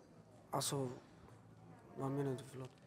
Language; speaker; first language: Swedish; early bilingual, other home language; Albanian